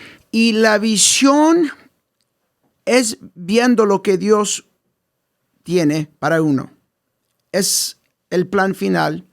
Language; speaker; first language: Spanish; early bilingual, heritage; English